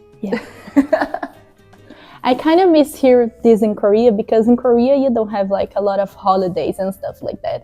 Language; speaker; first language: English; non-native, fluent; Portuguese